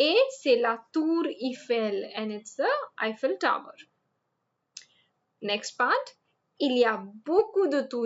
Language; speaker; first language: French; non-native, fluent; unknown